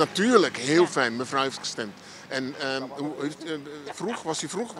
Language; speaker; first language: Dutch; native; Dutch